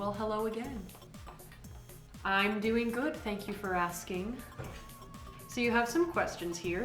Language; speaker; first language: English; native; English